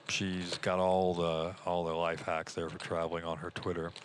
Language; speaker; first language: English; native; English